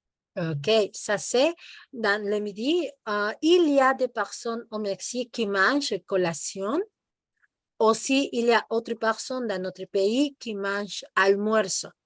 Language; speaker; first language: French; non-native, fluent; Spanish